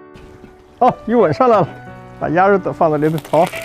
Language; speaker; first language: Chinese; native; Chinese